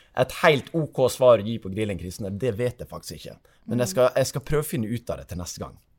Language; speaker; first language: Norwegian; native; Norwegian